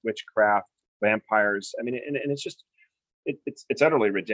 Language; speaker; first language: English; native; English